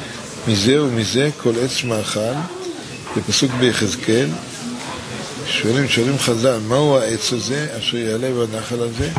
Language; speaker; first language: Hebrew; native; Hebrew